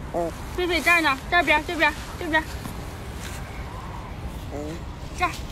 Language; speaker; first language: Chinese; native; Chinese